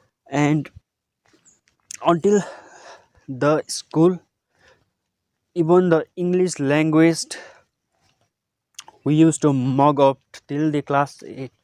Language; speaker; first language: English; non-native, local second language; Nepali